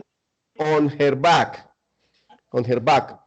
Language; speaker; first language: English; non-native, learner; Spanish